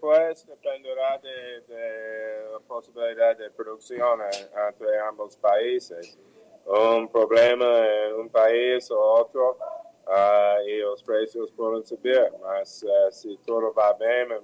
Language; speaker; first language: Portuguese; non-native, fluent; English